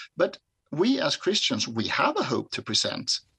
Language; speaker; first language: English; non-native, fluent; Swedish